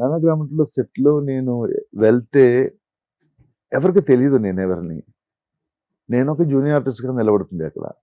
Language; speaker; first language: Telugu; non-native, fluent; Malayalam